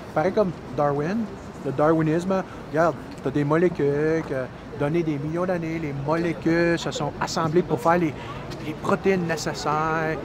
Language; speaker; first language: French; native; French